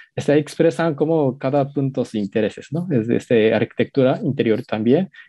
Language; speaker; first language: Spanish; non-native, learner; Japanese